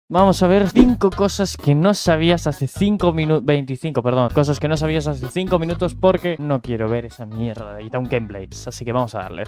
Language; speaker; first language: Spanish; native; Spanish